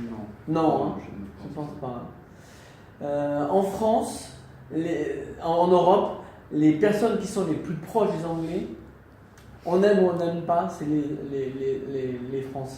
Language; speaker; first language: French; non-native, fluent; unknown